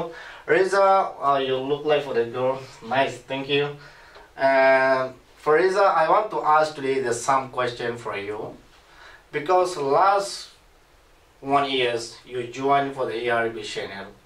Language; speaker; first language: English; non-native, learner; Rohingya